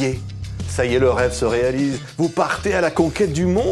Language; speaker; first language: French; native; French